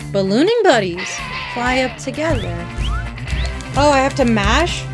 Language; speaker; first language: English; native; English